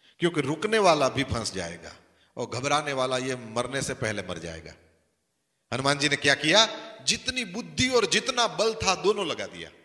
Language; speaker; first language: Hindi; non-native, local second language; Gujarati